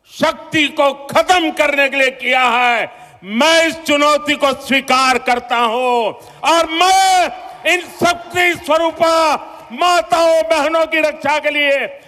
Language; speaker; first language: Hindi; non-native, local second language; Gujarati